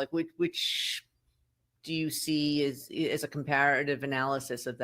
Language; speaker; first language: English; native; English